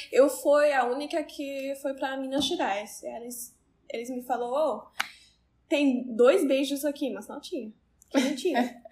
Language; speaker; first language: Portuguese; non-native, learner; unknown